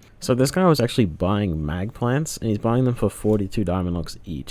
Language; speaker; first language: English; native; English